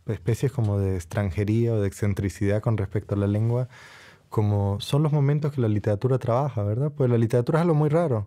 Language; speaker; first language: Spanish; native; Spanish